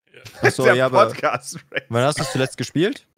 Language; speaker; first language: German; native; German